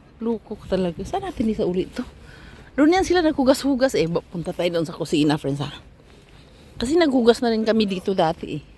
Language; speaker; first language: Filipino; native; Filipino